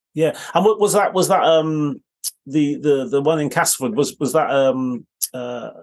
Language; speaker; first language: English; native; English